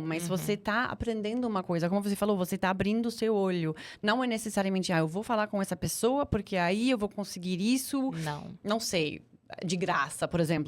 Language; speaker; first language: Portuguese; non-native, fluent; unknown